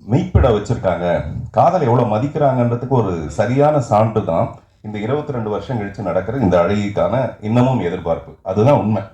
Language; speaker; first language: Tamil; native; Tamil